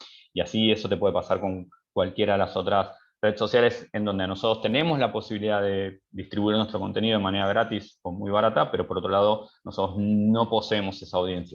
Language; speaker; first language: Spanish; native; Spanish